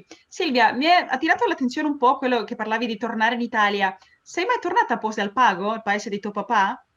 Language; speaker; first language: Italian; early bilingual, heritage; Spanish